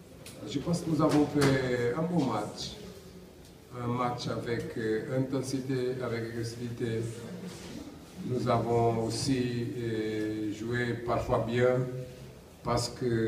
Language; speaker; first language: French; non-native, learner; Portuguese